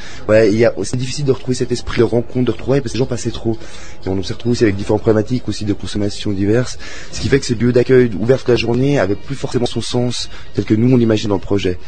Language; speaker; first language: French; native; French